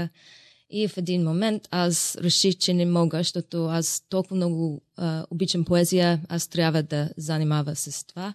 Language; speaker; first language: Bulgarian; non-native, learner; English